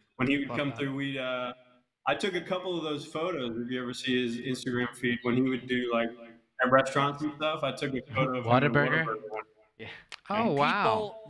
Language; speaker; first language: English; native; English